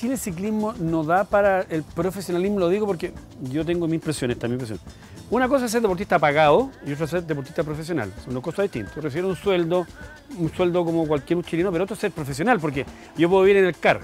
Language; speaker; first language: Spanish; native; Spanish